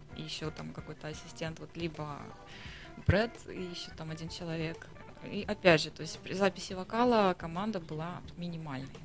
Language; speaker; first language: Russian; native; Russian